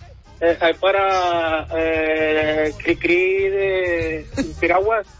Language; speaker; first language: Spanish; native; Spanish